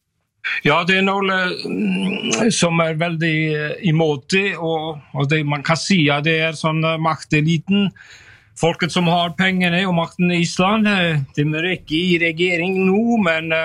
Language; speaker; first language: Norwegian; non-native, fluent; Icelandic